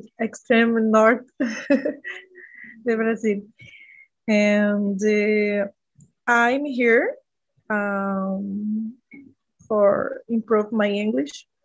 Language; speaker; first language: English; non-native, learner; Portuguese